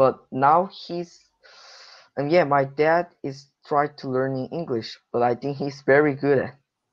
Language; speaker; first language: English; non-native, learner; Korean